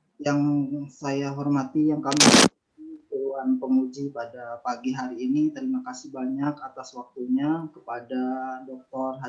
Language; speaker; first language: Indonesian; non-native, local second language; Madurese